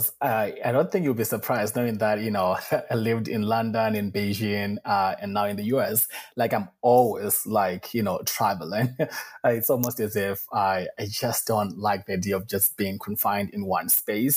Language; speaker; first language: English; non-native, local second language; Shona